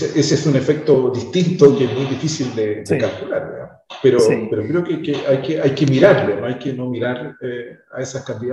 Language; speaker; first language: Spanish; native; Spanish